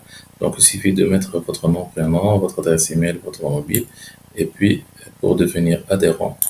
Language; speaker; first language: French; non-native, local second language; Arabic